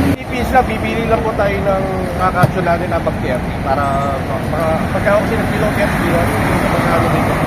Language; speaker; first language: Filipino; native; Filipino